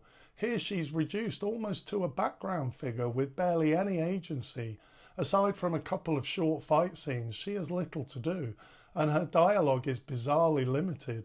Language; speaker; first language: English; native; English